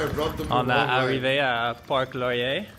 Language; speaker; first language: French; non-native, learner; English